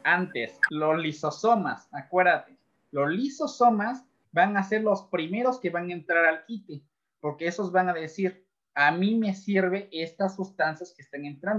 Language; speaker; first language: Spanish; native; Spanish